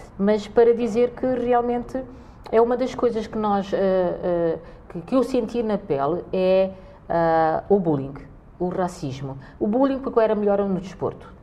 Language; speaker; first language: Portuguese; non-native, local second language; Kabuverdianu